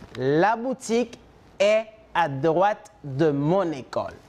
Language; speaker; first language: French; non-native, fluent; Spanish